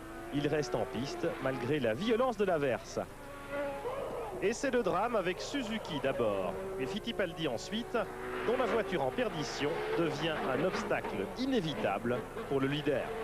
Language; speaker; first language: French; native; French